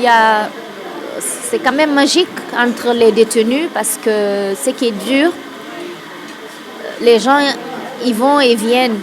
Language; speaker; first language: French; non-native, local second language; Fula